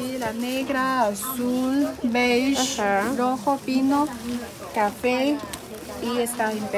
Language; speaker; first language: Spanish; non-native, learner; Chinese